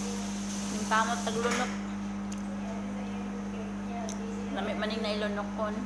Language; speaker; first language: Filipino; non-native, local second language; Cebuano